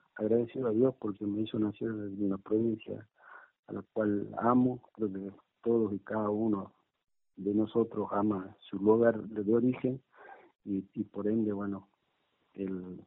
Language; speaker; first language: Spanish; native; Spanish